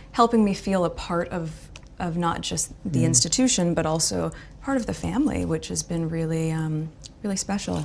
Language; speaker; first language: English; native; English